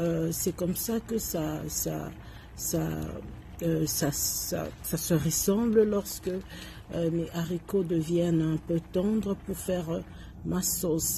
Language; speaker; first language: French; non-native, local second language; Lingala